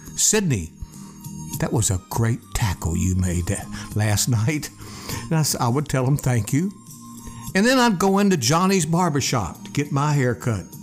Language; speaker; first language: English; native; English